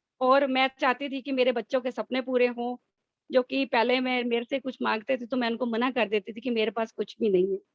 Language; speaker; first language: Hindi; native; Hindi